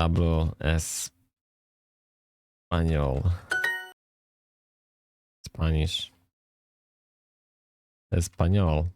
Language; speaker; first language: Spanish; non-native, learner; English